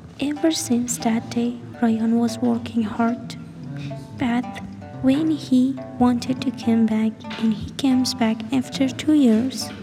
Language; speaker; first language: English; non-native, learner; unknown